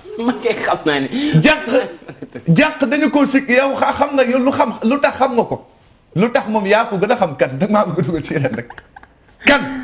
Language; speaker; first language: Wolof; native; Wolof